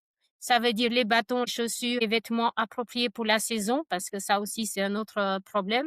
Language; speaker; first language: French; non-native, fluent; Albanian